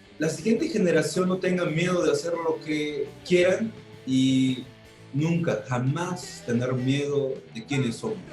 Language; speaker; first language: Spanish; non-native, local second language; Tzotzil